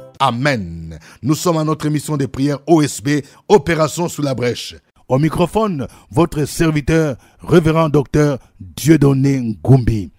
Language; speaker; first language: French; non-native, local second language; Lingala